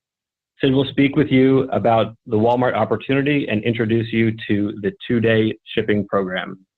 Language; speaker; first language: English; native; English